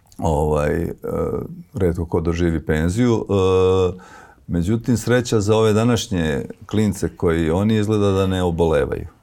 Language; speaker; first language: Serbian; native; Serbian